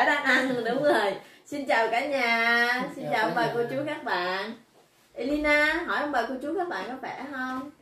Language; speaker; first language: Vietnamese; early bilingual, heritage; Vietnamese